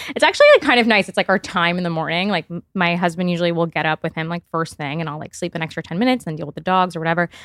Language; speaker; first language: English; native; English